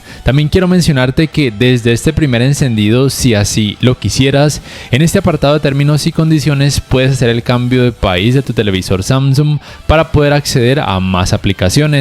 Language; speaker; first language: Spanish; native; Spanish